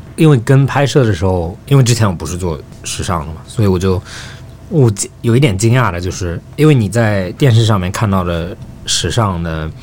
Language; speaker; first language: Chinese; early bilingual, heritage; Chinese